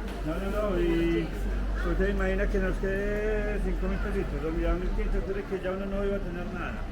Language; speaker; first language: Spanish; native; Spanish